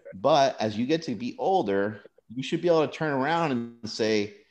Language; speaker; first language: English; native; English